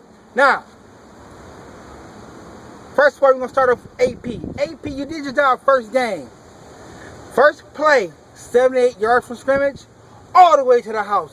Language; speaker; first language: English; native; English